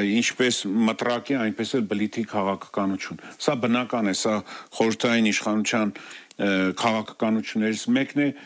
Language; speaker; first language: Armenian; native; Armenian